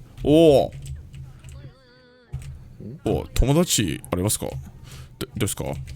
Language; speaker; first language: Japanese; non-native, learner; English